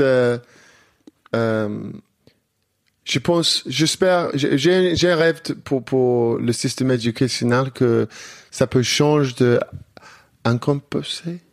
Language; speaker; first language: French; non-native, learner; English